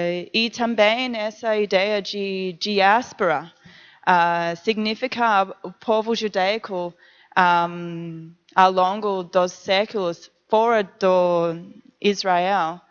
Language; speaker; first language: Portuguese; non-native, learner; English